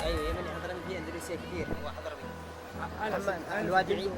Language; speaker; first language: Arabic; native; Arabic